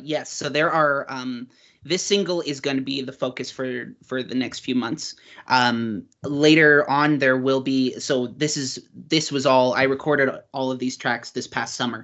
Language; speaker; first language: English; native; English